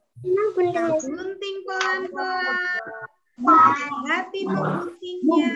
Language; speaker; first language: Indonesian; native; Indonesian